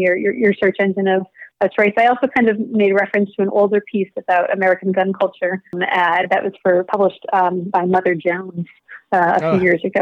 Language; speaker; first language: English; native; English